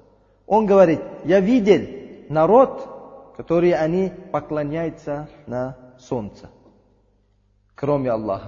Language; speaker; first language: Russian; non-native, learner; Uzbek